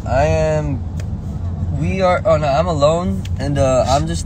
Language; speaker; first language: English; early bilingual, other home language; Korean